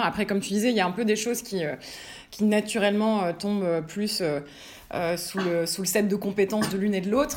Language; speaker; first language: French; native; French